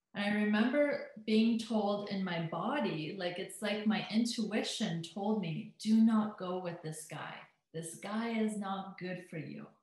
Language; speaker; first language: English; native; English